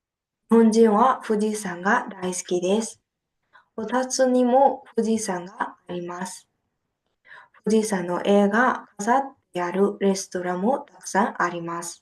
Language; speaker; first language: Japanese; non-native, fluent; Burmese